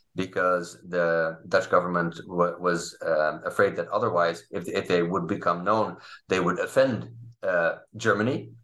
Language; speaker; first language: English; non-native, fluent; Dutch